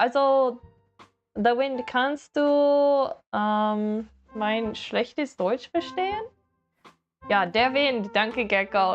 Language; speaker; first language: German; non-native, learner; English